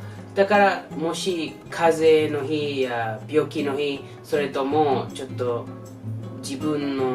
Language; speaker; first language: Japanese; non-native, learner; English